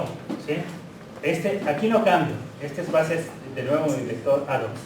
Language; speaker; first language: Spanish; native; Spanish